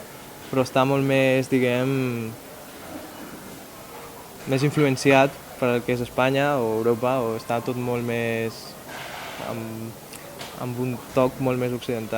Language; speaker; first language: Catalan; early bilingual, other home language; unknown